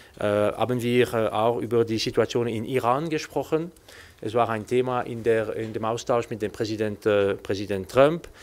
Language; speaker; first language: German; non-native, local second language; French